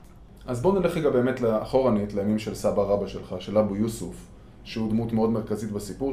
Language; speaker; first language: Hebrew; native; Hebrew